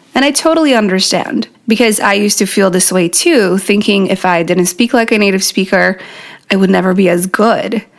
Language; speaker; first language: English; non-native, fluent; Polish